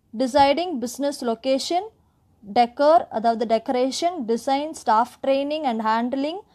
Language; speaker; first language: English; non-native, local second language; Tamil